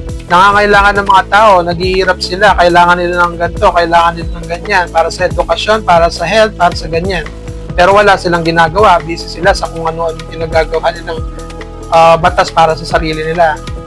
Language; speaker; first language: Filipino; native; Filipino